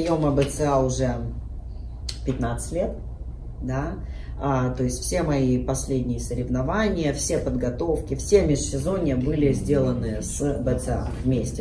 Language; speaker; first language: Russian; native; Russian